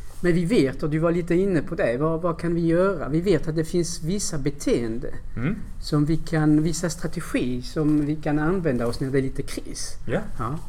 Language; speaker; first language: Swedish; non-native, fluent; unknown